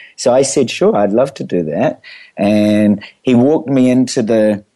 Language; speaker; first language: English; native; English